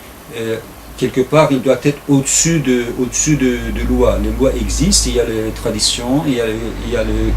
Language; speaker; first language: French; non-native, fluent; Turkish